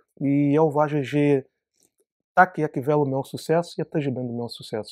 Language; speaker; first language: Polish; non-native, learner; Portuguese